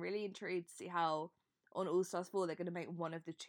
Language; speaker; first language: English; native; English